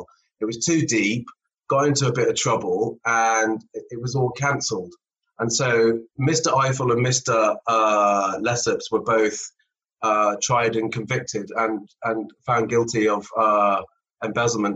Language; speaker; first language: English; native; English